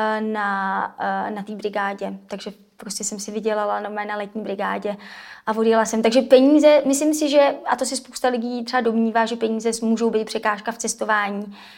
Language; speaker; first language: Czech; native; Czech